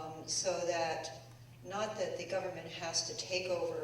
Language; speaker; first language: English; native; English